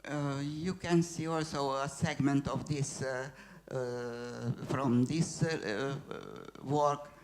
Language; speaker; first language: English; non-native, fluent; Hungarian